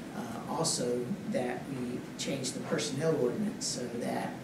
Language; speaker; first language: English; native; English